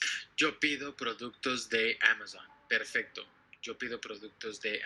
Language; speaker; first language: Spanish; non-native, fluent; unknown